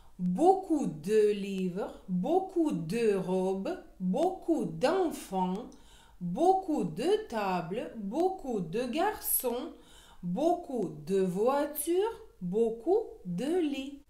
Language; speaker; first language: French; non-native, fluent; Russian